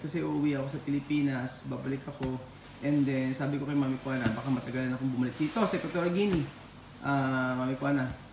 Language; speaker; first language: Filipino; native; Filipino